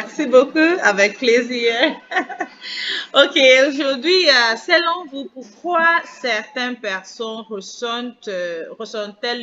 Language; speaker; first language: French; non-native, fluent; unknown